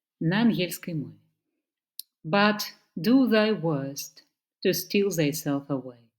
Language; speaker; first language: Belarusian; non-native, local second language; Russian